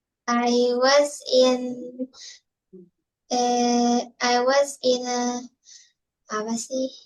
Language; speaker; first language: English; non-native, learner; Indonesian